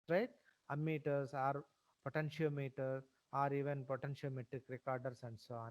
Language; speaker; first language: English; non-native, local second language; Telugu